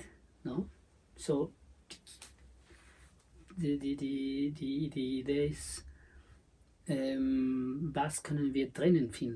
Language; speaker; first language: German; non-native, learner; Spanish